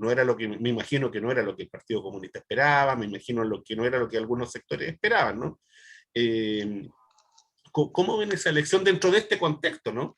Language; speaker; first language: Spanish; native; Spanish